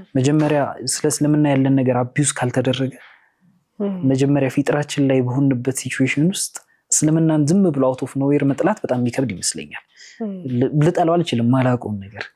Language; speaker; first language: Amharic; native; Amharic